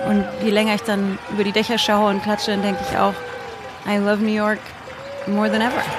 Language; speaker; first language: German; native; German